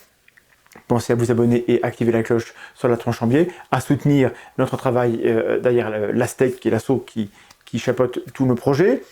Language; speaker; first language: French; native; French